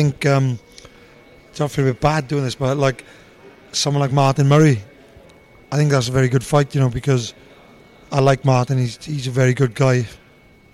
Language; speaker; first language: English; native; English